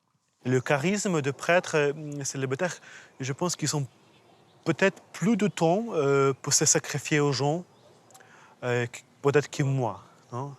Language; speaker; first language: French; non-native, fluent; Ukrainian